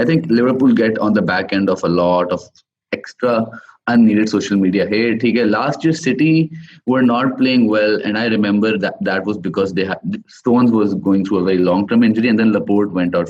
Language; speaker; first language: English; non-native, local second language; Urdu